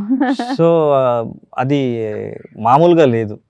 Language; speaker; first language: Telugu; non-native, learner; Kannada